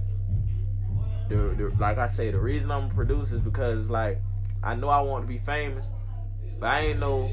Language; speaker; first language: English; native; English